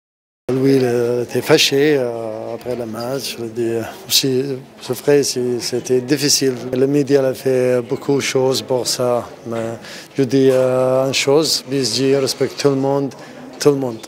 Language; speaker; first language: French; non-native, learner; Arabic